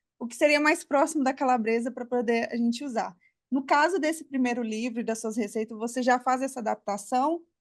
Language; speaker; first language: Portuguese; native; Portuguese